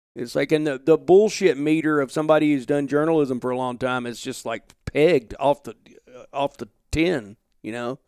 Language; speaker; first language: English; native; English